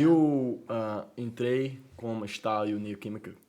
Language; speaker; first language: Portuguese; non-native, learner; English